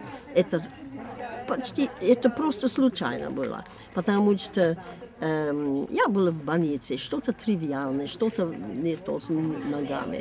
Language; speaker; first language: Russian; non-native, fluent; English